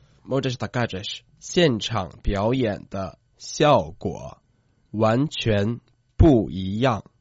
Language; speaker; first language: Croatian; non-native, fluent; Chinese